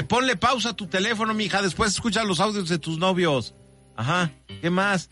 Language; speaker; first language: Spanish; native; Spanish